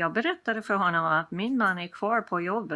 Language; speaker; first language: Swedish; non-native, fluent; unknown